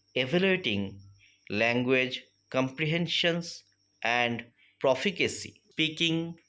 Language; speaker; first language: English; non-native, local second language; Bangla